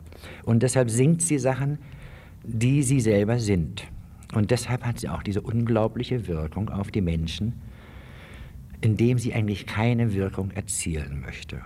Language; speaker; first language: German; native; German